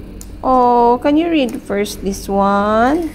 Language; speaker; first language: English; non-native, local second language; Filipino